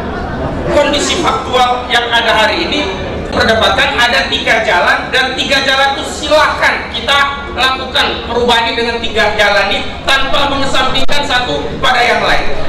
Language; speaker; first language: Indonesian; native; Indonesian